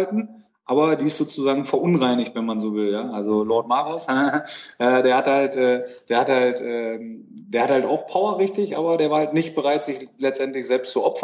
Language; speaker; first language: German; native; German